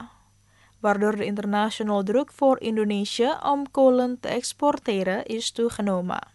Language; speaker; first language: Dutch; non-native, fluent; Indonesian